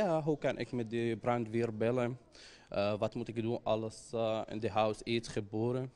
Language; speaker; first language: Dutch; non-native, learner; Arabic